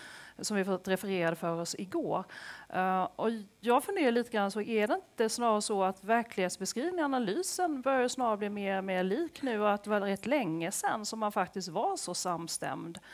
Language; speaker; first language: Swedish; native; Swedish